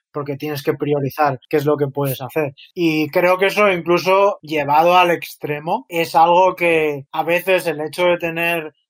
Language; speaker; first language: Spanish; native; Spanish